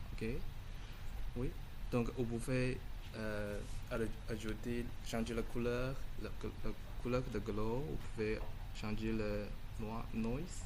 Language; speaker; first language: French; non-native, learner; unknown